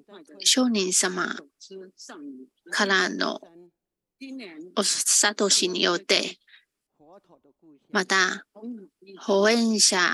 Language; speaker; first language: Japanese; non-native, fluent; Chinese